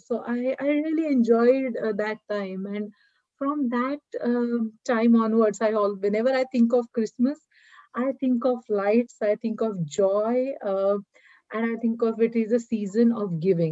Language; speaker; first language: English; non-native, local second language; Marathi